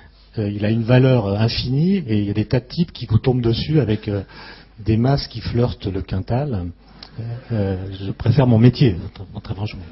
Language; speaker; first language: French; native; French